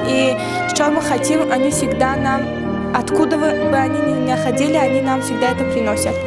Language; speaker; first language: Russian; non-native, local second language; Tajik